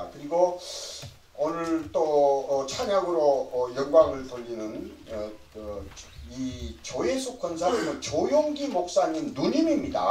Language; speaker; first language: Korean; native; Korean